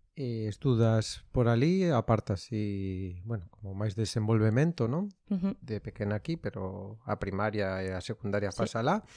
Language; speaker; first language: Galician; non-native, local second language; Spanish